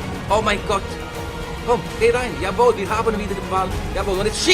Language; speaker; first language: German; native; German